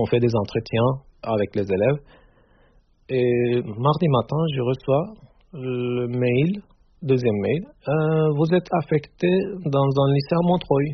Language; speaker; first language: French; non-native, fluent; Turkish